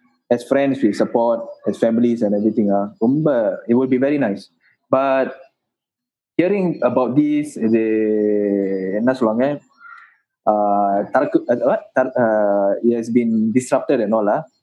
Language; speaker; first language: English; non-native, local second language; Tamil